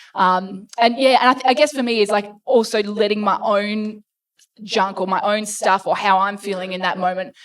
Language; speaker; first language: English; native; English